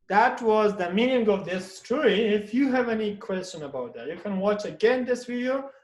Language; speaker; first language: English; non-native, fluent; Persian